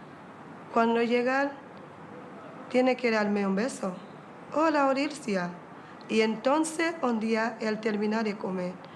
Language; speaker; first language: Spanish; non-native, fluent; Haitian Creole